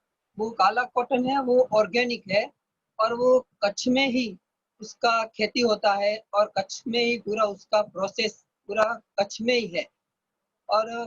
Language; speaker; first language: Hindi; non-native, local second language; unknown